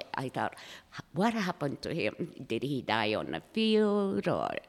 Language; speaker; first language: English; non-native, fluent; Japanese